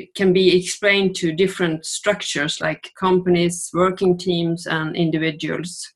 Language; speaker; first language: English; non-native, fluent; Swedish